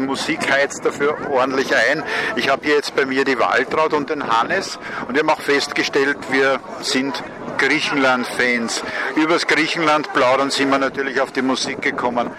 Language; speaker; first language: German; native; German